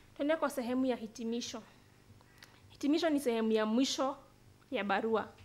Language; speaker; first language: Swahili; non-native, local second language; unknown